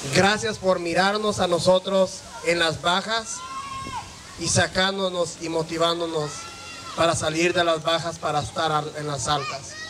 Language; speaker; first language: Spanish; native; Spanish